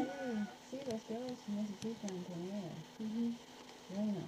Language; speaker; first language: Spanish; non-native, learner; English